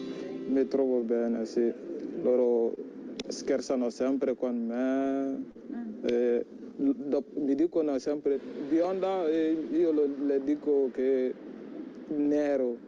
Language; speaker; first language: Italian; non-native, learner; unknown